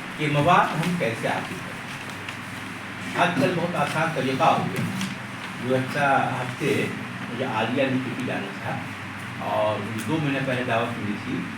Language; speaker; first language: Urdu; native; Urdu